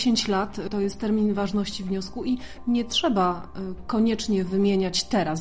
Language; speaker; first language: Polish; native; Polish